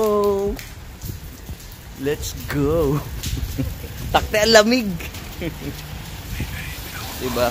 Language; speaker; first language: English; non-native, local second language; Filipino